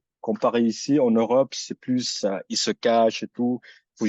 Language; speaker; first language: French; early bilingual, other home language; Filipino